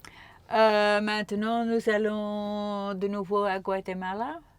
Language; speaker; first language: French; non-native, local second language; Dutch